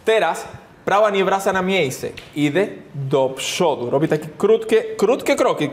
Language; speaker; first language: Polish; non-native, learner; Spanish